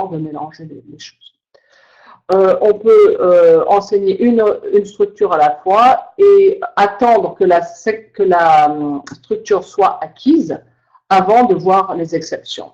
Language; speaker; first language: French; native; French